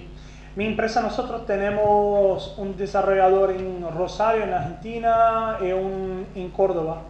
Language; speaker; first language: Spanish; non-native, fluent; Portuguese